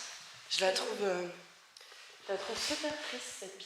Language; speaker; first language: French; native; French